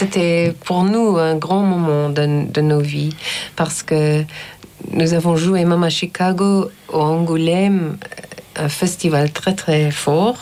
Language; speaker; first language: French; non-native, fluent; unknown